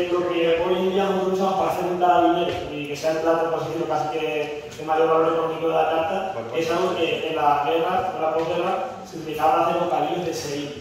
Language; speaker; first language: Spanish; native; Spanish